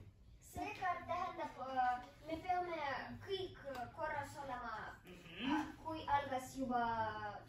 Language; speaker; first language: Estonian; non-native, local second language; Russian